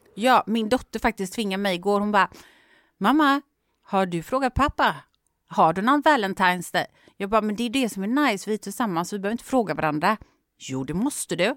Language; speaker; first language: Swedish; native; Swedish